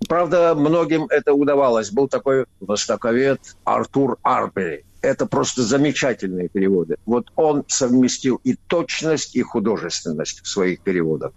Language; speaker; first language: Russian; non-native, local second language; Avaric